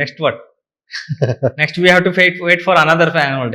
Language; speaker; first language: Telugu; non-native, learner; Kannada